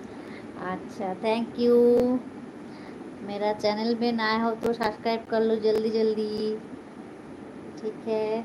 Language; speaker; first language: Hindi; non-native, learner; Bangla